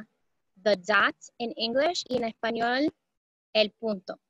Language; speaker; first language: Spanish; early bilingual, heritage; Spanish